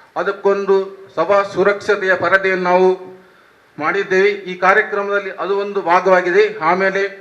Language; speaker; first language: Kannada; native; Kannada